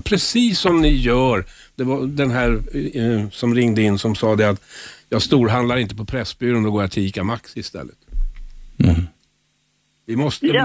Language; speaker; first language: Swedish; native; Swedish